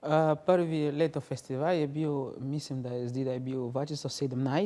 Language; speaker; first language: Slovenian; non-native, learner; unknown